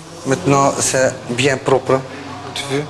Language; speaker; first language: French; non-native, learner; Turkish